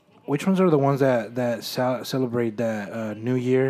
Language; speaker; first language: English; early bilingual, other home language; Spanish